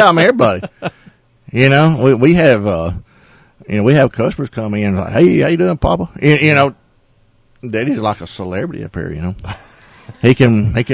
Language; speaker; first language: English; native; English